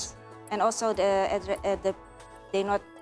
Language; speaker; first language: English; non-native, learner; Dutch